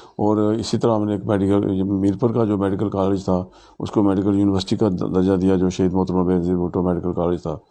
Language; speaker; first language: Urdu; non-native, local second language; Pahari-Potwari